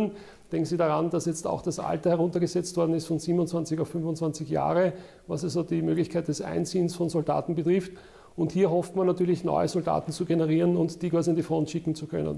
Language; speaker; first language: German; native; German